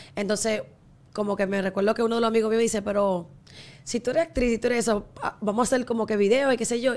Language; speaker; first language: Spanish; early bilingual, heritage; Spanish